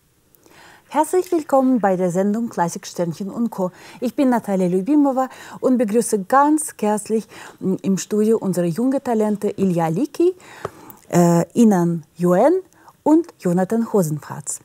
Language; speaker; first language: German; non-native, fluent; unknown